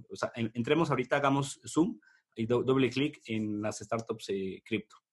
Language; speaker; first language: Spanish; native; Spanish